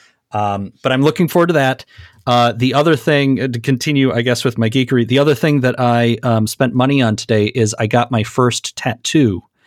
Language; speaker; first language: English; native; English